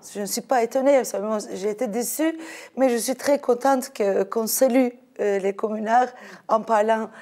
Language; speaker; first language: French; non-native, fluent; Turkish